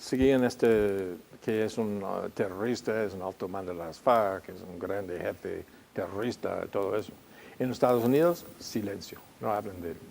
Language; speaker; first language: Spanish; non-native, fluent; English